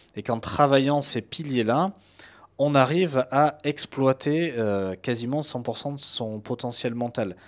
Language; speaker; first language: French; native; French